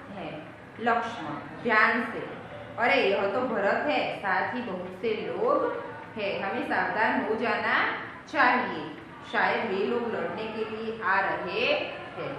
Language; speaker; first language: Hindi; non-native, local second language; Gujarati